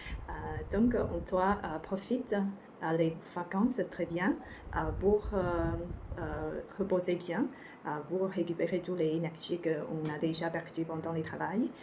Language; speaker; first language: French; non-native, learner; Chinese